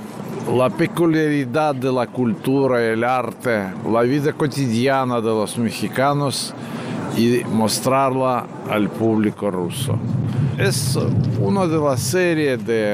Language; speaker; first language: Spanish; non-native, fluent; Russian